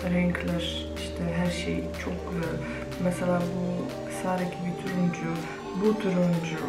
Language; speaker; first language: Turkish; non-native, fluent; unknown